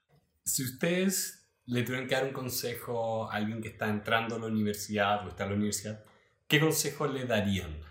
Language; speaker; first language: Spanish; native; Spanish